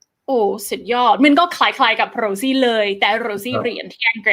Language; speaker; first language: Thai; non-native, fluent; English